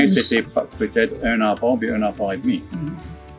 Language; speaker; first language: French; non-native, local second language; Morisyen